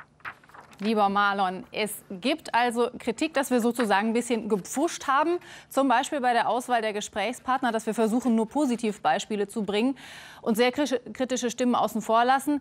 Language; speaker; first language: German; native; German